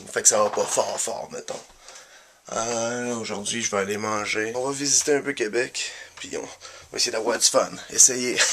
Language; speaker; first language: French; native; French